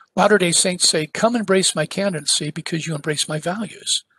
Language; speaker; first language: English; native; English